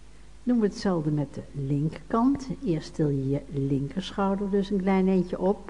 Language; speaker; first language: Dutch; native; Dutch